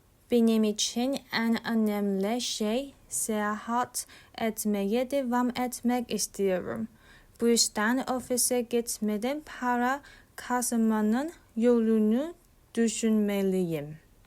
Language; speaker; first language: Turkish; non-native, learner; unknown